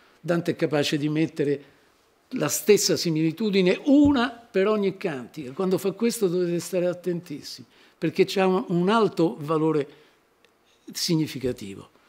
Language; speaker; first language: Italian; native; Italian